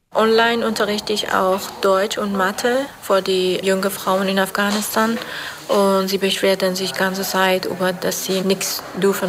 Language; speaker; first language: German; non-native, fluent; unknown